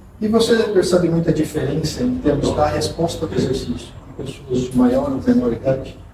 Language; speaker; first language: Portuguese; native; Portuguese